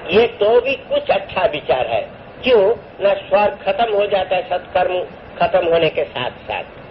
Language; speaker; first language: Hindi; non-native, local second language; Bangla